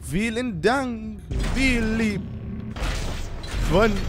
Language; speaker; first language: German; native; German